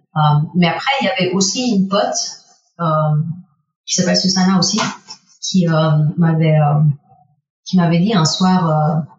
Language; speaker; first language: French; early bilingual, other home language; Spanish